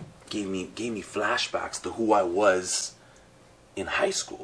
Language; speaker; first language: English; native; English